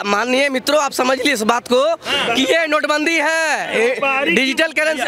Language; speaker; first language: Hindi; native; Hindi